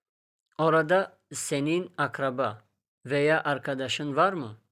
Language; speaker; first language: Turkish; non-native, fluent; Tajik